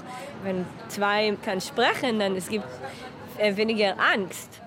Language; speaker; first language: German; non-native, learner; Hebrew